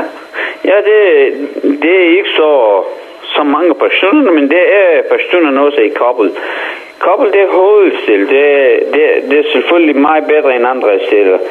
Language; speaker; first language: Danish; non-native, fluent; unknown